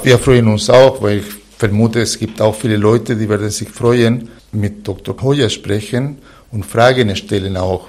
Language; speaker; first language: German; non-native, fluent; Spanish